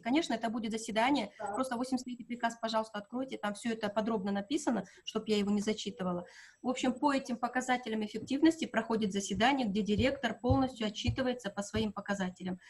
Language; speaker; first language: Russian; non-native, local second language; Kazakh